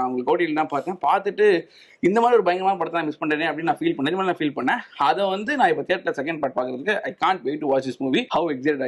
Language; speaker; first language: Tamil; native; Tamil